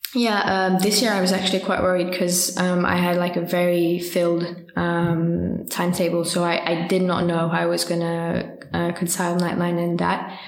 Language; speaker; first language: English; early bilingual, heritage; French